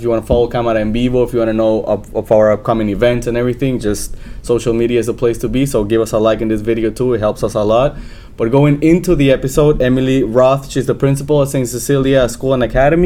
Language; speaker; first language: English; non-native, fluent; Spanish